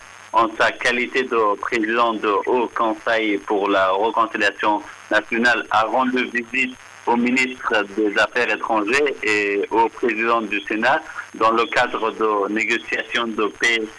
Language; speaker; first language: French; non-native, fluent; Persian